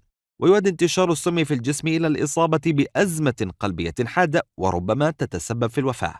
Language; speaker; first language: Arabic; native; Arabic